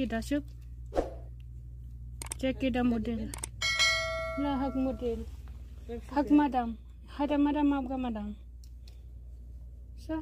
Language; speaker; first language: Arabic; non-native, learner; Filipino